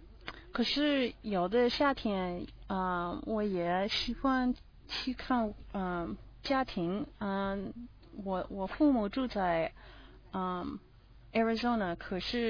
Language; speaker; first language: Chinese; non-native, learner; English